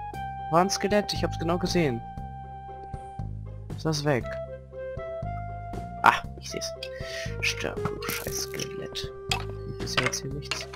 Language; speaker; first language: German; native; German